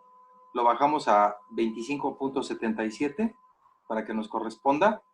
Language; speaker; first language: Spanish; native; Spanish